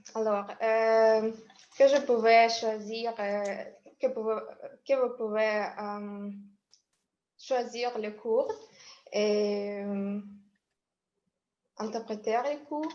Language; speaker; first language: French; non-native, learner; Russian